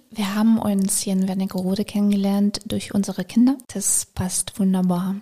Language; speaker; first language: German; non-native, fluent; Russian